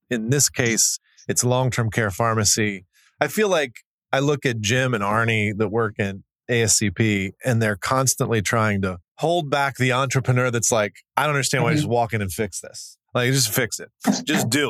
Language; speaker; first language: English; native; English